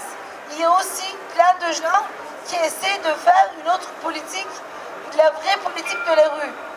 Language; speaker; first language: French; non-native, fluent; Turkish